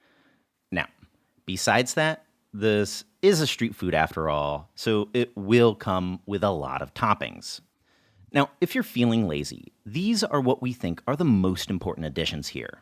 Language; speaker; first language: English; native; English